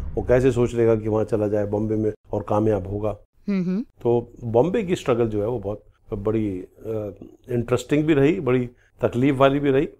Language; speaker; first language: Hindi; native; Hindi